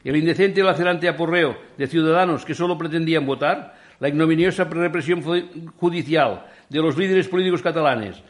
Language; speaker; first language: Spanish; non-native, local second language; Catalan